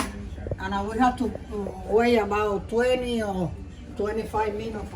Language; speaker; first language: English; non-native, learner; Spanish